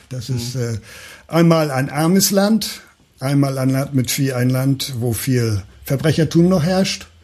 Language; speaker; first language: German; native; German